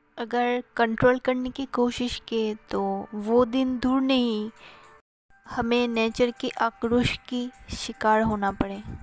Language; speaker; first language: Hindi; non-native, local second language; Bangla